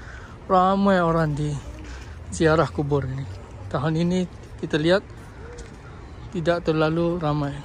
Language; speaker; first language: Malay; early bilingual, heritage; Malay